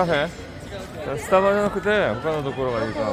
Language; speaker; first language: Japanese; non-native, learner; Korean